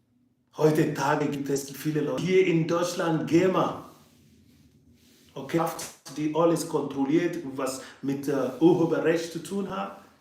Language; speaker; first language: German; non-native, fluent; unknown